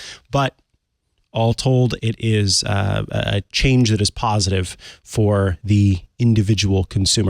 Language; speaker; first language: English; native; English